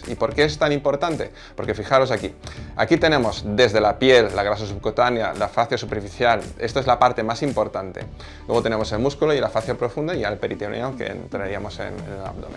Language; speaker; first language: Spanish; native; Spanish